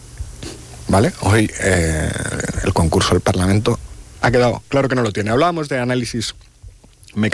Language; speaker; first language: Spanish; native; Spanish